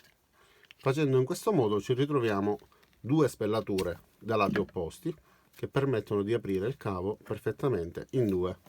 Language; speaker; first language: Italian; native; Italian